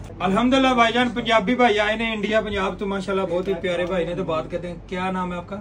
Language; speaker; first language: Urdu; non-native, local second language; Punjabi